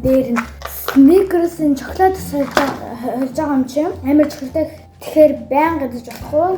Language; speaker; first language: Mongolian; early bilingual, heritage; Mongolian